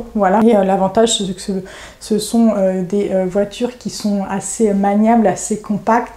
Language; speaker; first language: French; native; French